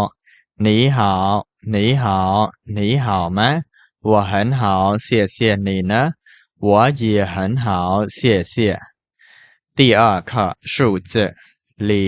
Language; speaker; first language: Chinese; non-native, fluent; Khmer